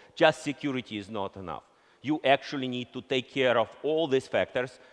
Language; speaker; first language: English; non-native, fluent; Russian